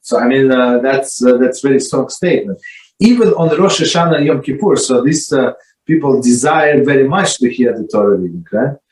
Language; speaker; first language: English; non-native, fluent; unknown